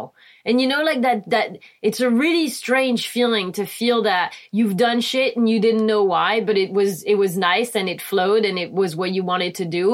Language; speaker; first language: English; non-native, fluent; French